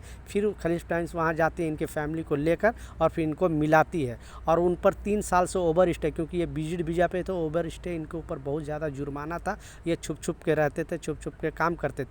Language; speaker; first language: Hindi; native; Hindi